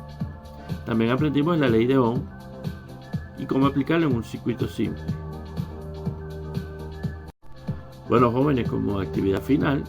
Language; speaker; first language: Spanish; native; Spanish